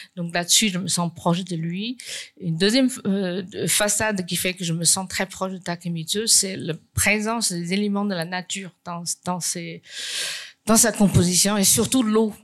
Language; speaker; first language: French; non-native, fluent; Chinese